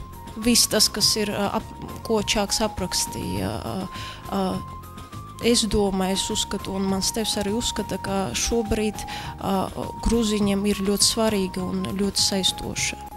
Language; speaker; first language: Latvian; early bilingual, other home language; Georgian